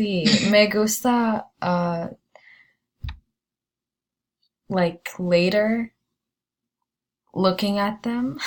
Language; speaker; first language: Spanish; non-native, learner; English